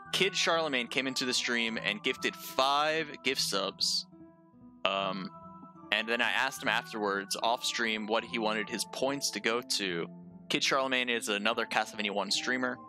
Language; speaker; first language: English; native; English